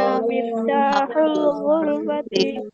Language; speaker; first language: Arabic; non-native, learner; Bangla